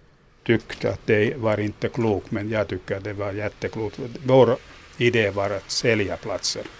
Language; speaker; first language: Swedish; non-native, local second language; Finnish